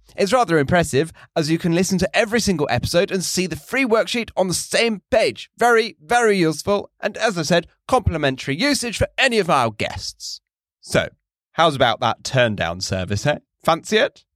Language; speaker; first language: English; native; English